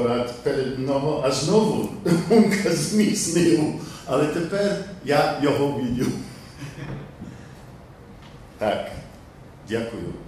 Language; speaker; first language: Polish; non-native, learner; English